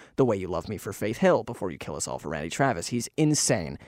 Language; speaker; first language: English; native; English